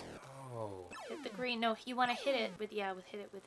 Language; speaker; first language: English; native; English